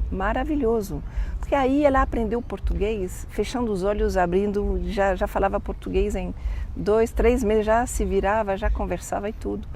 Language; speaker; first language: Portuguese; non-native, fluent; French